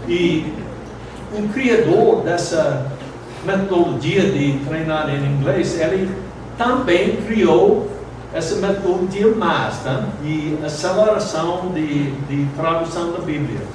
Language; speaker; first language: Portuguese; non-native, fluent; English